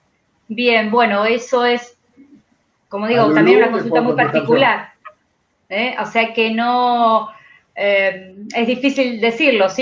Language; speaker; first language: Spanish; native; Spanish